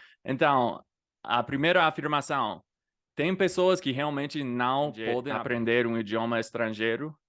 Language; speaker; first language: Portuguese; non-native, fluent; English